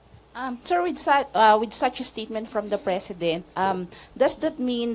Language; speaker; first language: English; non-native, local second language; Filipino